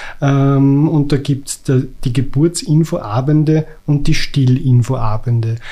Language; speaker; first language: German; native; German